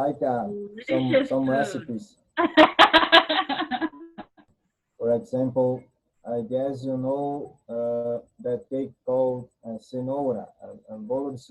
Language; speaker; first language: English; non-native, learner; Portuguese